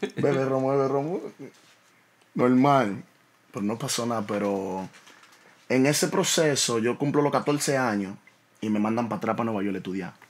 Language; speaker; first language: Spanish; early bilingual, heritage; Spanish